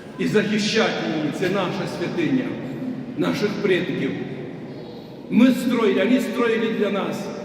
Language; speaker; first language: Ukrainian; non-native, local second language; Russian